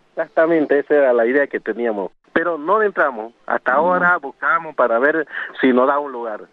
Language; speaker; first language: Spanish; non-native, local second language; Guarani